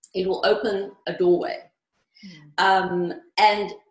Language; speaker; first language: English; early bilingual, other home language; Greek